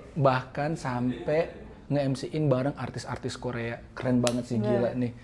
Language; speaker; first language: Indonesian; native; Indonesian